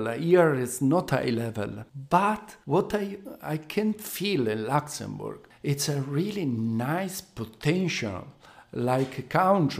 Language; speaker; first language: English; non-native, learner; Italian